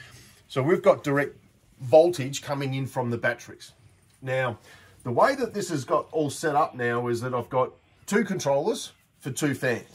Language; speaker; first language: English; native; English